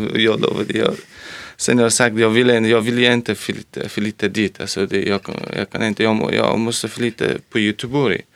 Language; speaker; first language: Swedish; non-native, learner; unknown